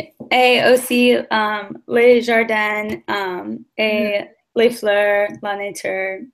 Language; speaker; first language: French; non-native, learner; English